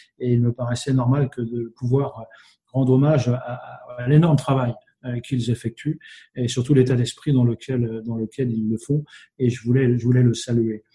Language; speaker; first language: French; native; French